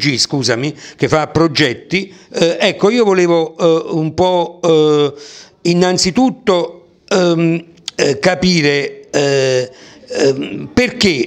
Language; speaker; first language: Italian; native; Italian